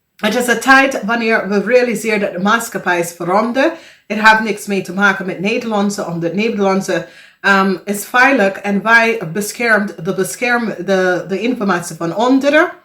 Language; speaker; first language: Dutch; non-native, fluent; English